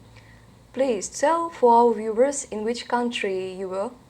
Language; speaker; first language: English; non-native, learner; Russian